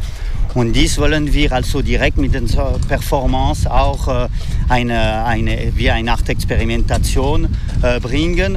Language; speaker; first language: German; non-native, fluent; French